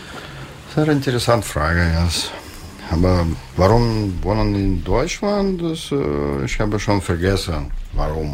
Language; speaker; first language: German; non-native, learner; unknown